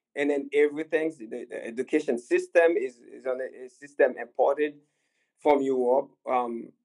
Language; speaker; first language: English; non-native, fluent; Haitian Creole